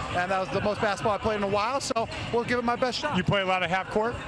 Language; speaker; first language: English; native; English